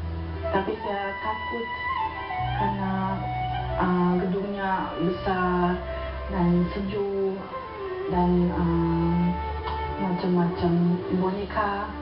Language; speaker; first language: Indonesian; non-native, learner; German